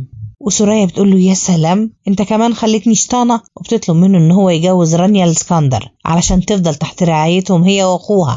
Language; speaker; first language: Arabic; native; Arabic